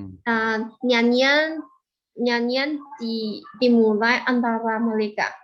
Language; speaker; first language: Indonesian; non-native, fluent; Chinese